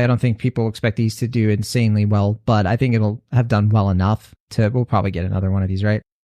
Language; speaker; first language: English; native; English